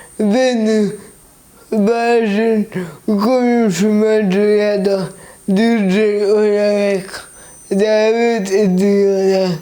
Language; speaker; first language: Turkish; early bilingual, heritage; Turkish